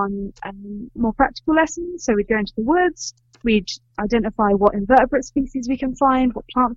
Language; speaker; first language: English; native; English